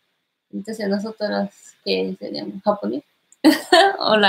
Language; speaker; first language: Spanish; non-native, learner; Japanese